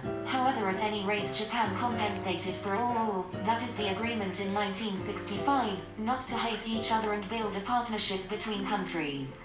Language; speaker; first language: English; non-native, fluent; Japanese